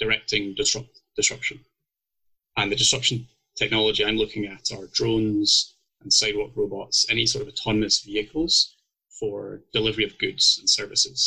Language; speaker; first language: English; native; English